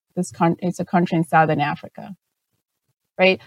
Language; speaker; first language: English; non-native, local second language; Shona